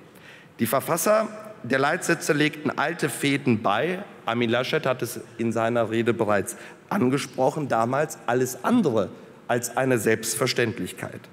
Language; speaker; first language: German; early bilingual, other home language; Polish